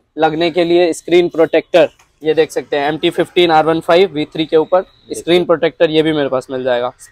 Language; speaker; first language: Hindi; native; Hindi